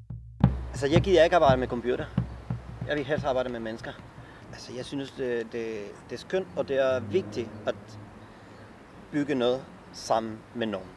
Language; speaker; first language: Danish; non-native, fluent; Spanish